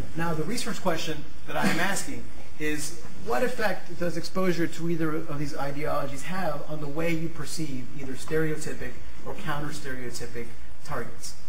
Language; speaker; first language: English; native; English